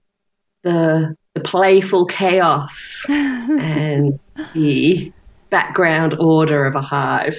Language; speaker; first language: English; native; English